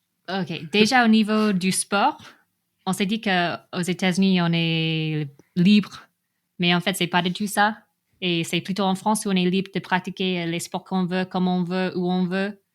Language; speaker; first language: French; non-native, fluent; English